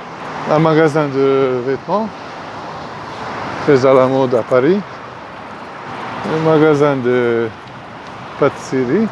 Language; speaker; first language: French; non-native, fluent; Hungarian